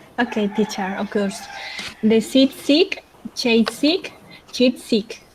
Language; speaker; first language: English; non-native, learner; Spanish